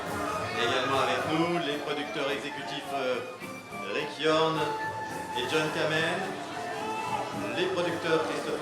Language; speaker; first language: French; native; French